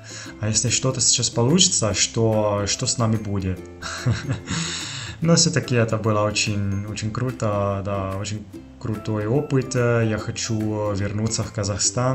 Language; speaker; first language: Russian; non-native, fluent; Italian